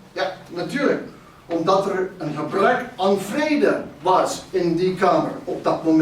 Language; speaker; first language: Dutch; non-native, fluent; English